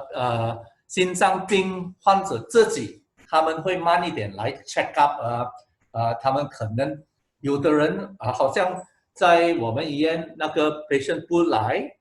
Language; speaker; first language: Chinese; non-native, local second language; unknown